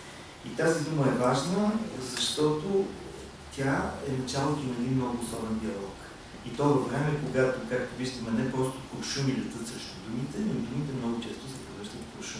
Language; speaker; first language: Bulgarian; native; Bulgarian